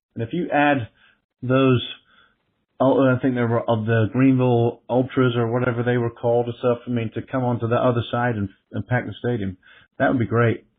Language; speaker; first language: English; native; English